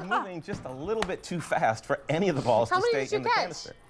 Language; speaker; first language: English; native; English